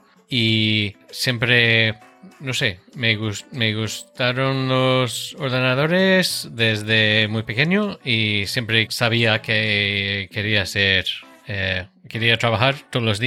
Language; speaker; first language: Spanish; non-native, fluent; English